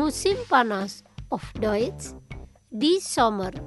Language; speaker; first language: German; non-native, learner; Indonesian